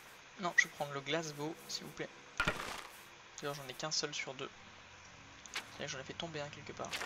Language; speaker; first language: French; native; French